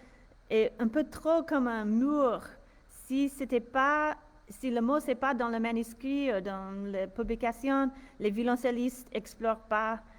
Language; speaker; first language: French; non-native, fluent; English